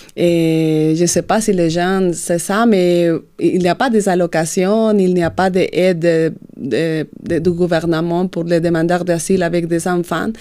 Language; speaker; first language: French; non-native, fluent; Spanish